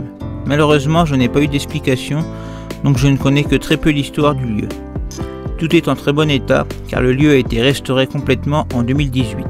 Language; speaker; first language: French; native; French